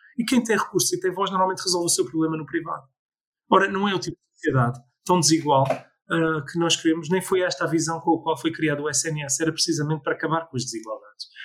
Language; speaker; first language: Portuguese; early bilingual, other home language; English